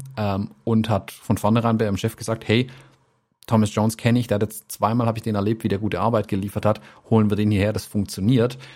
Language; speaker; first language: German; native; German